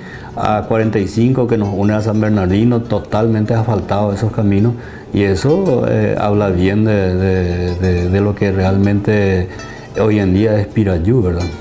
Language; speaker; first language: Spanish; native; Spanish